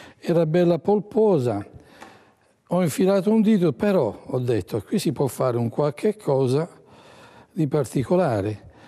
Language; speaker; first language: Italian; native; Italian